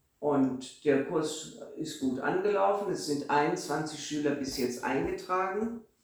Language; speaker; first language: German; native; German